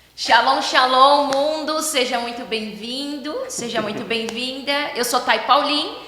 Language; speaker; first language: Portuguese; native; Portuguese